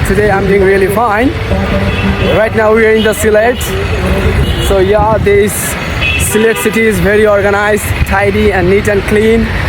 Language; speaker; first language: English; non-native, local second language; Bangla